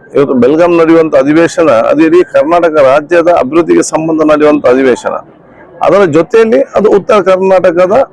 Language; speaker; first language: Kannada; non-native, local second language; Badaga